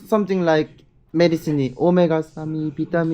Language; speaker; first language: English; non-native, learner; Korean